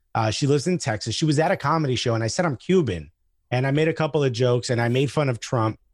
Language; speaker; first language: English; native; English